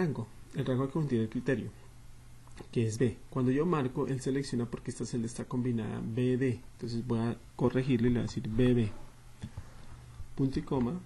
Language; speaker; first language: Spanish; native; Spanish